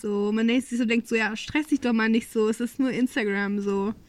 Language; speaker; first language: German; native; German